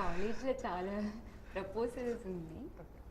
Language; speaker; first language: Telugu; non-native, learner; Tamil